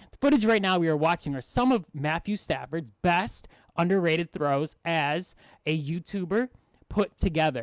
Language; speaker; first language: English; native; English